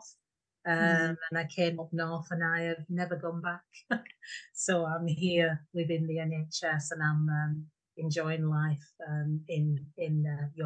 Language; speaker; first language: English; native; English